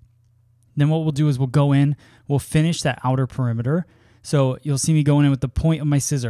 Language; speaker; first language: English; native; English